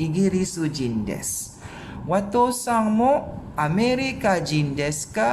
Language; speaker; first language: Japanese; non-native, fluent; Malay